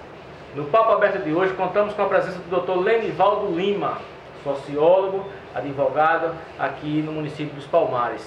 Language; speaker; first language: Portuguese; native; Portuguese